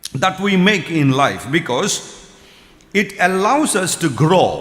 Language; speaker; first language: English; non-native, local second language; Telugu